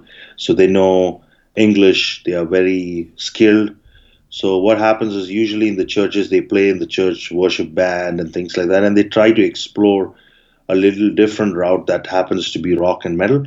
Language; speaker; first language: English; non-native, local second language; Malayalam